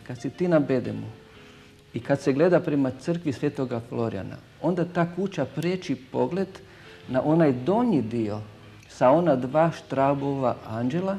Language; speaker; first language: Croatian; native; Croatian